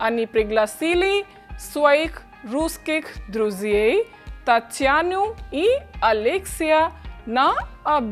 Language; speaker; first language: Russian; non-native, fluent; English